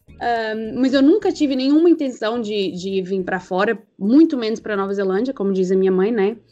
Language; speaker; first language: Portuguese; native; Portuguese